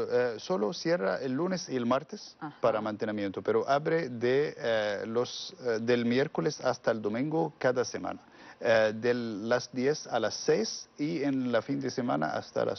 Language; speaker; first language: Spanish; non-native, learner; Arabic